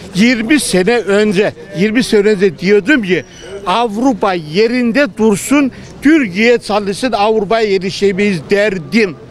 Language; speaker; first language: Turkish; native; Turkish